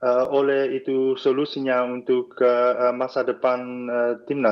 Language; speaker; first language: Indonesian; non-native, fluent; Dutch